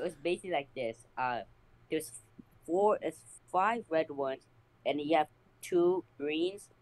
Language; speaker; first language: English; native; English